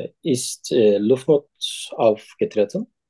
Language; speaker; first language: German; non-native, learner; Turkish